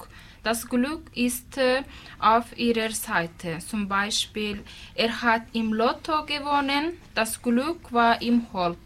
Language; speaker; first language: German; non-native, learner; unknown